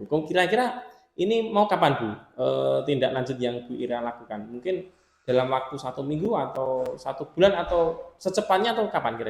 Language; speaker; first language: Indonesian; native; Indonesian